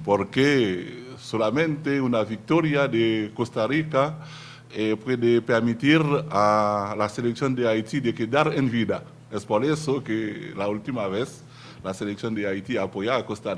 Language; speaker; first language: Spanish; non-native, learner; Haitian Creole